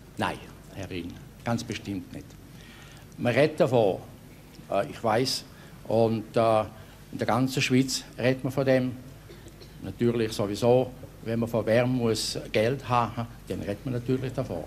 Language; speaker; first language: German; non-native, local second language; Romansh